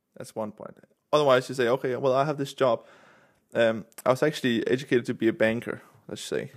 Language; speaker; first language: English; non-native, fluent; Danish